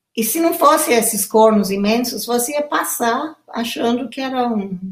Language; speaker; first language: Portuguese; non-native, fluent; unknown